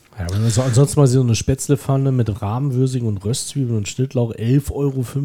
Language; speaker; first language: German; native; German